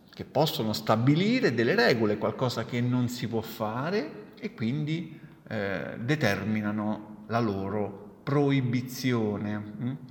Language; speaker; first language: Italian; native; Italian